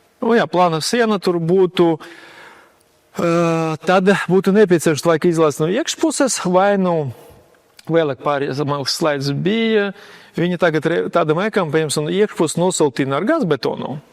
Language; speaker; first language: Latvian; non-native, local second language; Russian